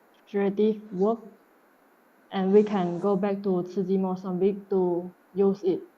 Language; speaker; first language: English; non-native, learner; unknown